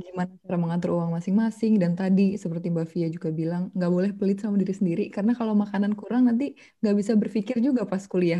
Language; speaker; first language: Indonesian; native; Indonesian